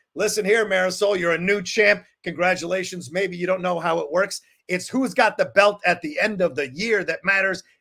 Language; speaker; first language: English; native; English